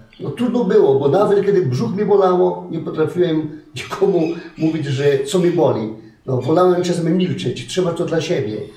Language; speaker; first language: Polish; non-native, fluent; Portuguese